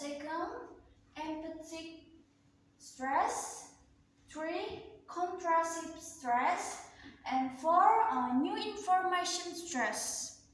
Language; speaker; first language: English; non-native, learner; Indonesian